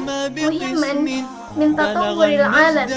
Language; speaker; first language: Arabic; non-native, learner; Indonesian